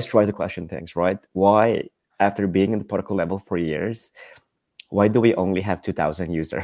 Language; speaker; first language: English; non-native, local second language; Filipino